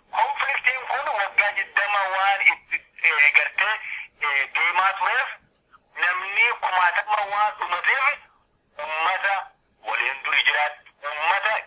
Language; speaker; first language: Oromo; native; Oromo